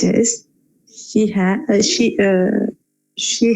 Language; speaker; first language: English; non-native, learner; Hindi